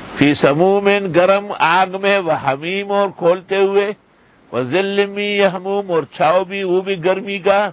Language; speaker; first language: Urdu; non-native, local second language; Pashto